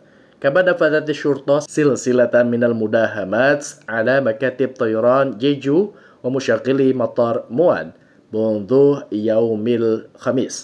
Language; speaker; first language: Arabic; non-native, fluent; Indonesian